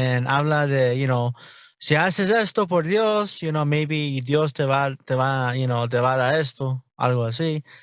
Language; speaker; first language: Spanish; non-native, learner; English